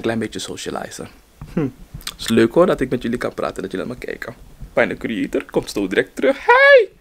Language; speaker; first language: Dutch; native; Dutch